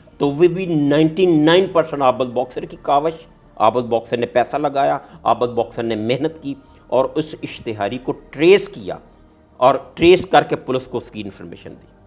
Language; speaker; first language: Urdu; non-native, local second language; Punjabi